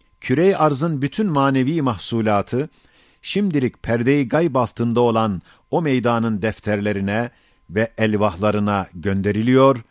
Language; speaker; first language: Turkish; native; Turkish